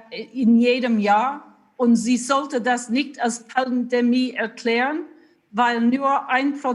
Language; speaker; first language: German; non-native, fluent; English